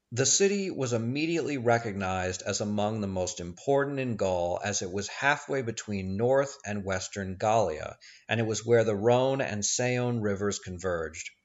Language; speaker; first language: English; native; English